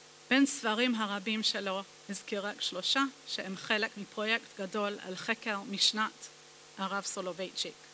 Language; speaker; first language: Hebrew; native; Hebrew